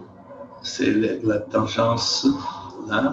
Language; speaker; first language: French; non-native, fluent; Portuguese